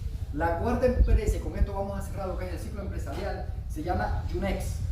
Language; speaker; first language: Spanish; native; Spanish